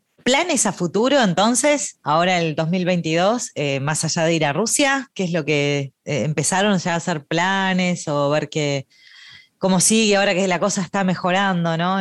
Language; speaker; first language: Spanish; native; Spanish